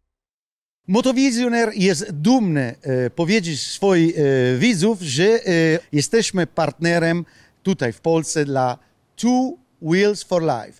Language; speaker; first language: Polish; non-native, learner; Italian